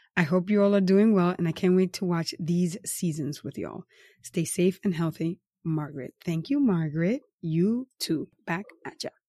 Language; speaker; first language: English; native; English